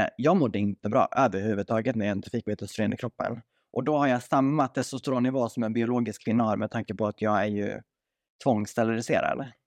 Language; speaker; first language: Swedish; native; Swedish